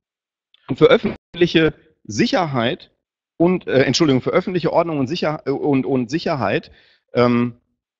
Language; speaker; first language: German; native; German